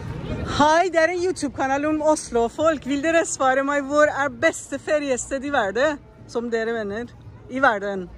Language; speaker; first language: Norwegian; non-native, learner; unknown